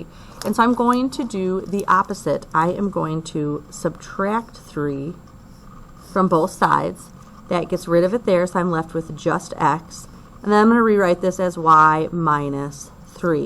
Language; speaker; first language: English; native; English